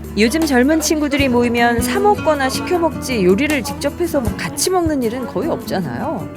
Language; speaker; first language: Korean; native; Korean